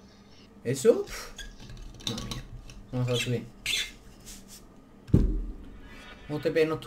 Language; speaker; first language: Spanish; native; Spanish